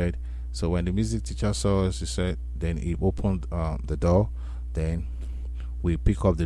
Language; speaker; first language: English; non-native, local second language; Yoruba